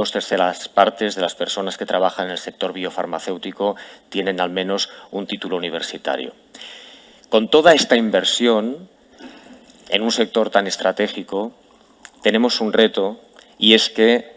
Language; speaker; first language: Spanish; native; Spanish